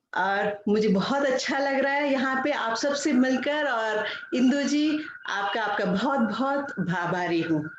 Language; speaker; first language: Hindi; non-native, local second language; Kannada